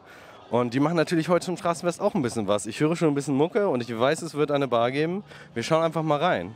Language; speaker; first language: German; native; German